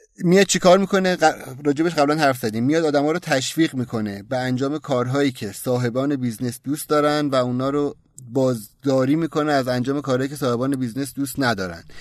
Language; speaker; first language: Persian; native; Persian